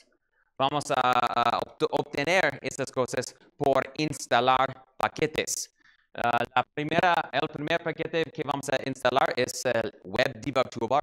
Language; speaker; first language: Spanish; non-native, learner; English